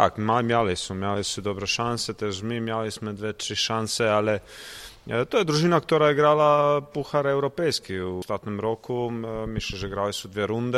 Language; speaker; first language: Polish; non-native, learner; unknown